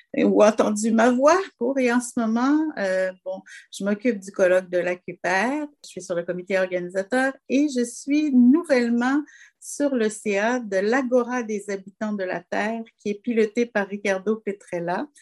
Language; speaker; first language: French; native; French